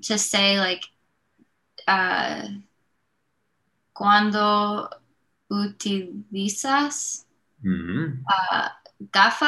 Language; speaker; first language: Spanish; non-native, learner; English